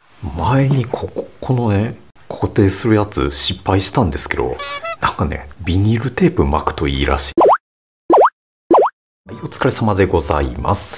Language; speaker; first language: Japanese; native; Japanese